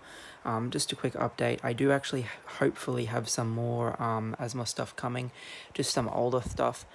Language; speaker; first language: English; native; English